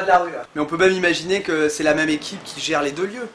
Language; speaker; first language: French; native; French